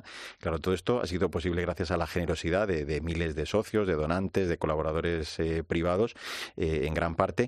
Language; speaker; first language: Spanish; native; Spanish